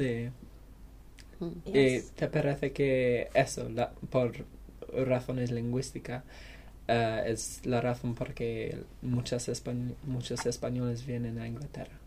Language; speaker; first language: Spanish; non-native, learner; English